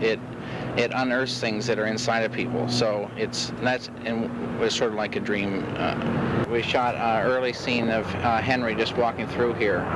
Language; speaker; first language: English; native; English